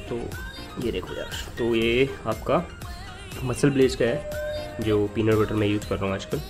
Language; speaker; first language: Hindi; native; Hindi